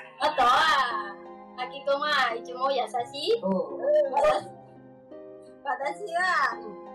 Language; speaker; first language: Japanese; non-native, learner; Vietnamese